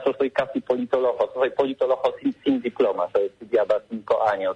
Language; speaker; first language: Spanish; non-native, learner; Polish